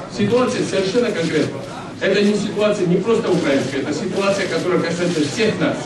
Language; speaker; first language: Russian; non-native, local second language; Georgian